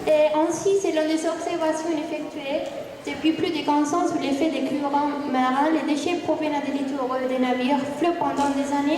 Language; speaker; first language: French; non-native, fluent; Spanish